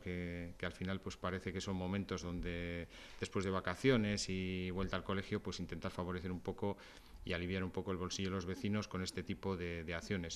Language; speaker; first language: Spanish; native; Spanish